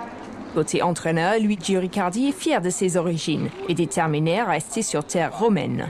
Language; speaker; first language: French; native; French